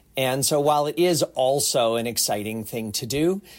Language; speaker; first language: English; native; English